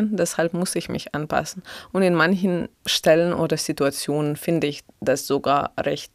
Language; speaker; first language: German; non-native, fluent; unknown